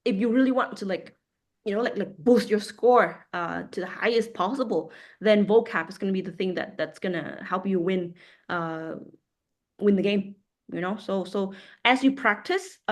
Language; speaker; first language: English; non-native, fluent; Vietnamese